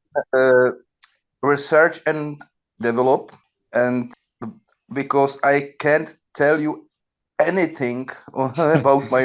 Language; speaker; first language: English; non-native, learner; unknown